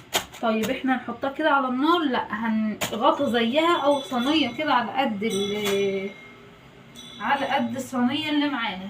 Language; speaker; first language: Arabic; native; Arabic